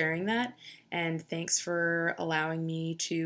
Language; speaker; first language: English; native; English